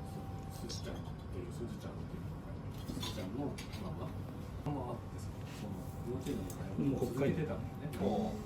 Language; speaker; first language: Japanese; native; Japanese